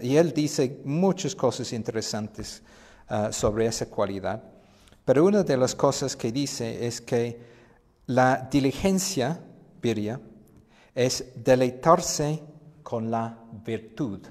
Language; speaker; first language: Spanish; non-native, fluent; English